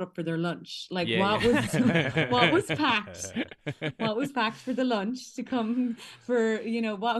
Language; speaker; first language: English; native; English